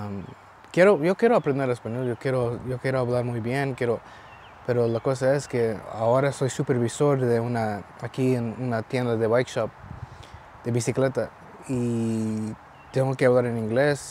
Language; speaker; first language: Spanish; early bilingual, heritage; Spanish